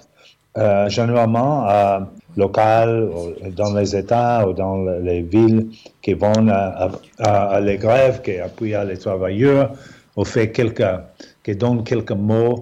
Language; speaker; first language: French; non-native, fluent; English